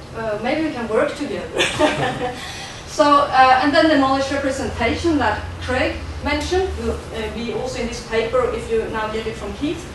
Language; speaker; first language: English; non-native, fluent; Swedish